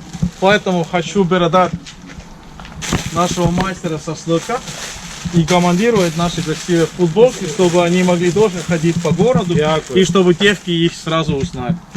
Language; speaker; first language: Russian; non-native, learner; Estonian